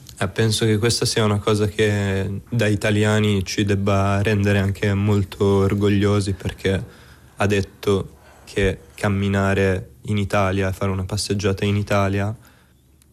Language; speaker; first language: Italian; native; Italian